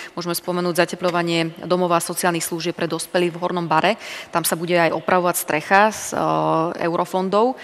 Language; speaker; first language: Slovak; native; Slovak